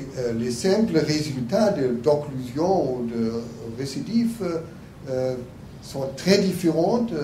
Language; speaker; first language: French; non-native, learner; German